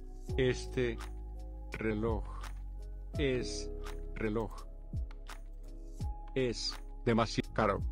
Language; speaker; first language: Spanish; non-native, learner; English